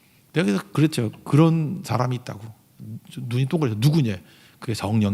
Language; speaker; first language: Korean; native; Korean